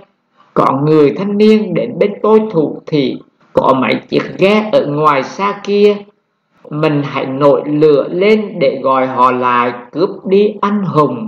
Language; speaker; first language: Vietnamese; native; Vietnamese